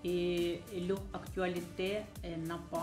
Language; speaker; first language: French; non-native, learner; Ukrainian